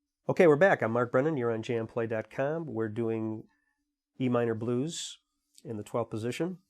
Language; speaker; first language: English; native; English